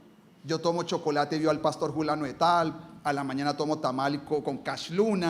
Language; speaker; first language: Spanish; native; Spanish